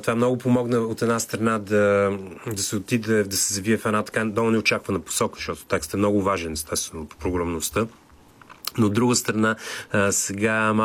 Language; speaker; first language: Bulgarian; native; Bulgarian